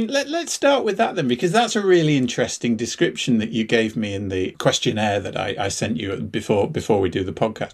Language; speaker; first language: English; native; English